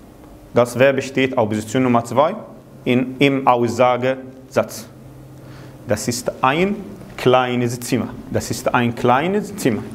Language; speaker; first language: German; non-native, fluent; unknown